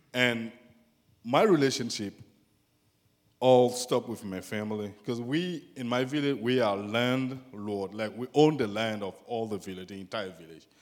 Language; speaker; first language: English; non-native, fluent; Dyula